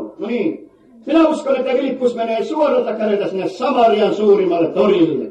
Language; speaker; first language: Finnish; native; Finnish